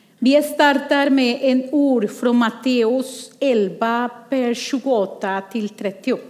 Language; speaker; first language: Swedish; non-native, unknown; Spanish